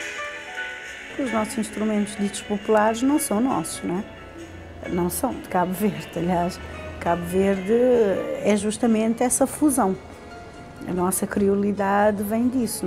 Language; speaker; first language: Portuguese; non-native, local second language; Kabuverdianu